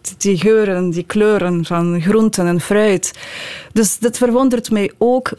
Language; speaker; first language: Dutch; non-native, fluent; Ukrainian